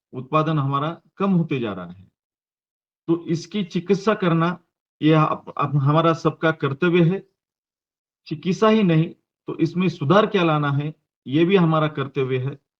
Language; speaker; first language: Hindi; non-native, local second language; Marathi